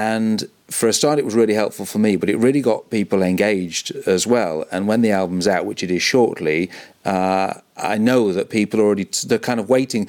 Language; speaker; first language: English; native; English